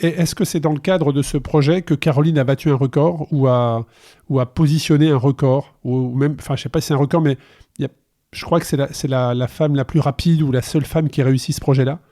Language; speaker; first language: French; native; French